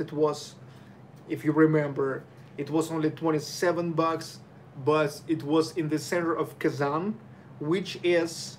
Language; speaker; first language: English; non-native, fluent; Russian